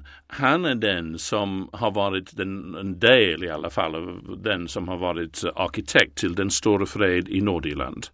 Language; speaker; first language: Swedish; non-native, fluent; English